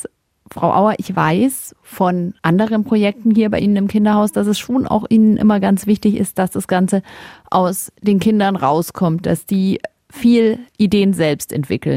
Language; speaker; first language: German; native; German